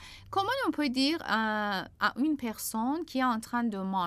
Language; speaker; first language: French; non-native, fluent; Persian